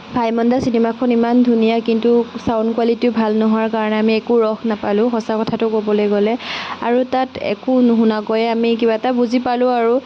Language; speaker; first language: Assamese; non-native, local second language; Mising